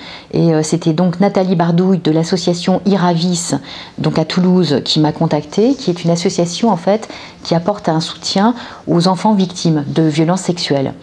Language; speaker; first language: French; native; French